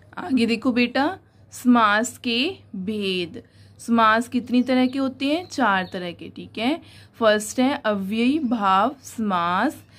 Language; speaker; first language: Hindi; non-native, local second language; Punjabi